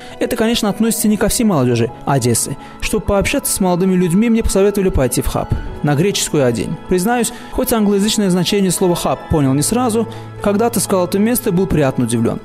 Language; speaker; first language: Russian; non-native, local second language; Azerbaijani